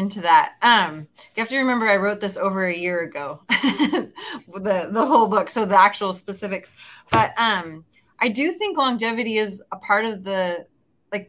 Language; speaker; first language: English; native; English